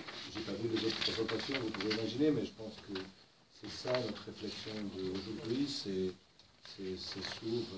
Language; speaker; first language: French; non-native, fluent; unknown